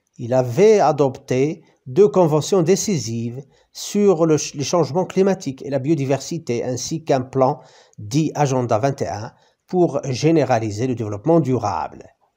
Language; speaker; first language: French; non-native, local second language; Arabic